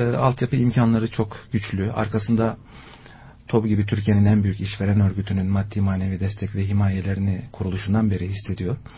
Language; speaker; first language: Turkish; native; Turkish